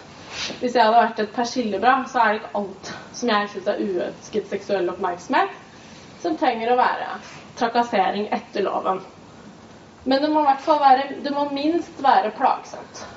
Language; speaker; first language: Norwegian; native; Norwegian